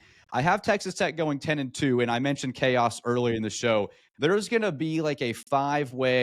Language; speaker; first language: English; native; English